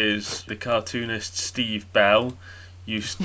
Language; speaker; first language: English; native; English